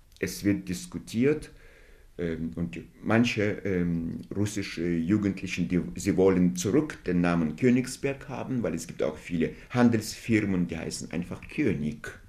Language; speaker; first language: German; non-native, fluent; Russian